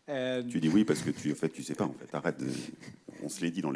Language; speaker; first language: French; native; French